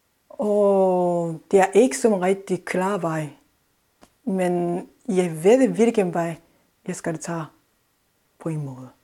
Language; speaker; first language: Danish; non-native, fluent; Japanese